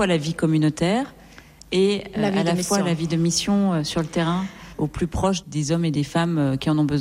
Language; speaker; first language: French; native; French